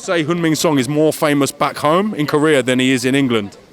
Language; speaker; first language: English; native; English